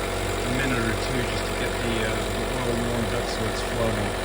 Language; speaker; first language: English; native; English